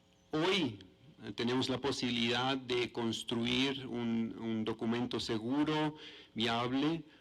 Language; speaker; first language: Spanish; non-native, fluent; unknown